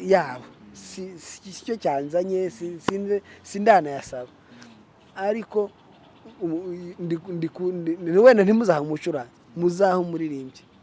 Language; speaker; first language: Kinyarwanda; early bilingual, other home language; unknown